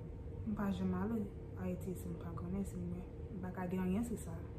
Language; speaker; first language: Haitian Creole; early bilingual, heritage; English